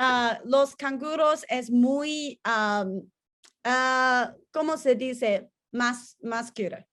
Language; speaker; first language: Spanish; non-native, learner; Chinese